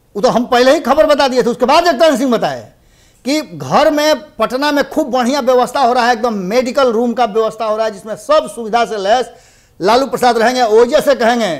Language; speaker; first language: Hindi; native; Hindi